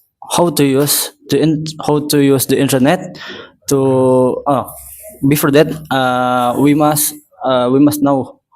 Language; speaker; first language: English; non-native, learner; Indonesian